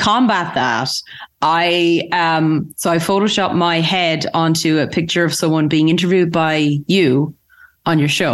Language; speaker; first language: English; native; English